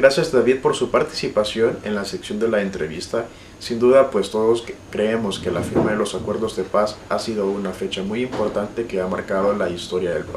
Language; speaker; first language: Spanish; native; Spanish